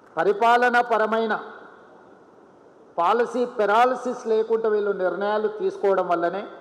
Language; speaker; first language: Telugu; native; Telugu